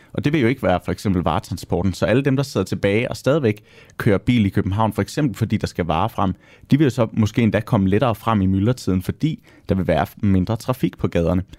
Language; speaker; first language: Danish; native; Danish